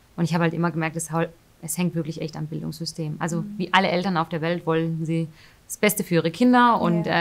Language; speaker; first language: German; early bilingual, other home language; Albanian